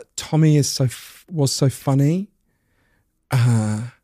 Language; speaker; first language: English; native; English